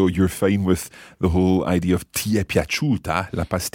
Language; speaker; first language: Italian; non-native, fluent; English